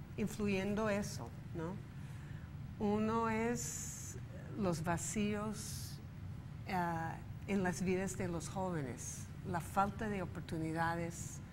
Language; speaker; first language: Spanish; non-native, fluent; English